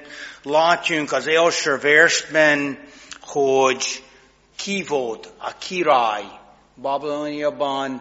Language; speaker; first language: Hungarian; non-native, fluent; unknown